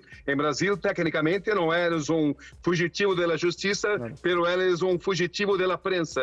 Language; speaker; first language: Spanish; non-native, fluent; Portuguese